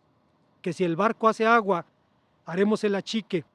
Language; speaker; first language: Spanish; native; Spanish